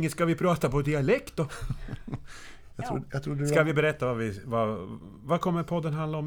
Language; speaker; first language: Swedish; native; Swedish